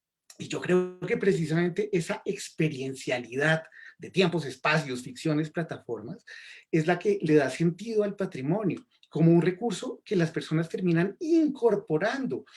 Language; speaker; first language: Spanish; native; Spanish